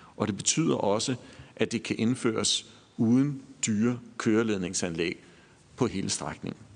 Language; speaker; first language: Danish; native; Danish